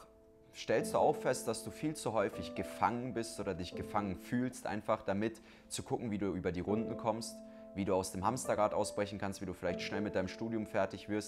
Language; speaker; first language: German; native; German